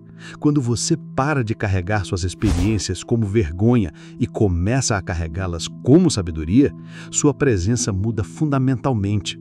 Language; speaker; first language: Portuguese; native; Portuguese